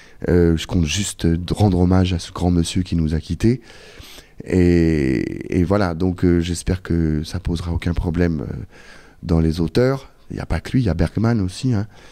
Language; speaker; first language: French; native; French